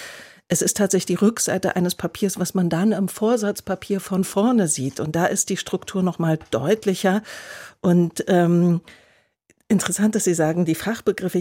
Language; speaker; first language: German; native; German